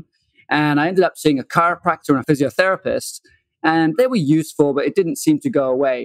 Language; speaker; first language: English; native; English